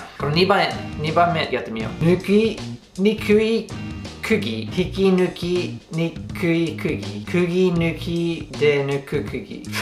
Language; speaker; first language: Japanese; non-native, fluent; English